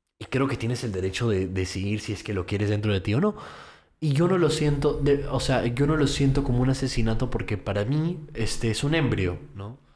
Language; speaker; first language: Spanish; early bilingual, heritage; Spanish